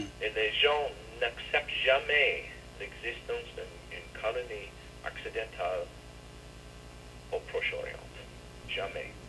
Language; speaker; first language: French; non-native, learner; English